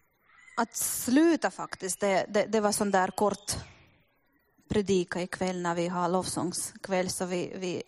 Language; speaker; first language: Swedish; non-native, fluent; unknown